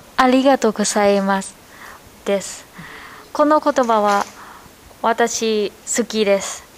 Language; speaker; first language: Japanese; non-native, learner; Thai